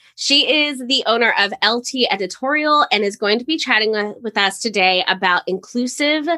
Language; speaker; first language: English; native; English